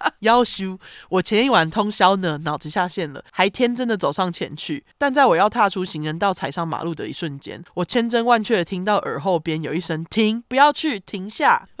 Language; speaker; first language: Chinese; native; Chinese